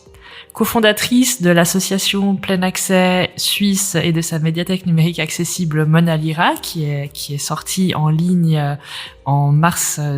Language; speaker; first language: French; native; French